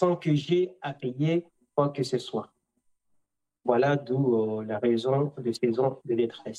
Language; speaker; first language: French; non-native, local second language; Comorian